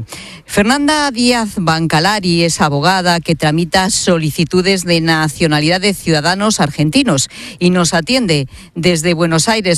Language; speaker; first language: Spanish; native; Spanish